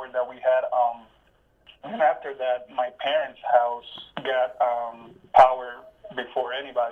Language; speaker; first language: English; non-native, fluent; Spanish